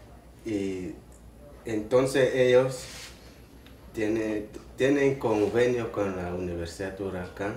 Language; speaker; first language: Spanish; non-native, local second language; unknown